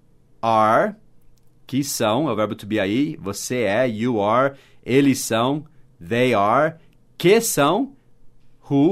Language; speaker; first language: Portuguese; non-native, fluent; English